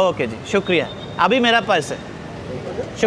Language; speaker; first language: Hindi; non-native, learner; Bangla